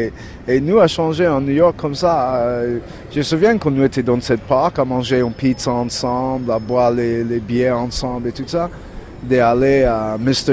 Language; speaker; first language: French; non-native, learner; English